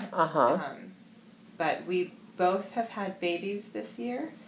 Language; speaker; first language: English; native; English